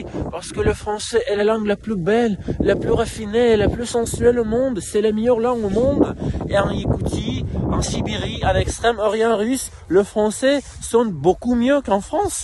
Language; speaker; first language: French; non-native, fluent; Russian